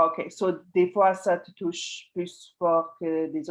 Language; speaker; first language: French; non-native, fluent; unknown